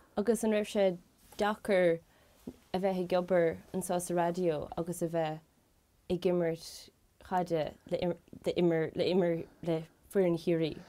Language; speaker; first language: Irish; native; Irish